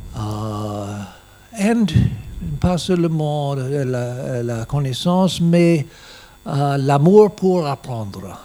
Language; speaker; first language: French; non-native, learner; English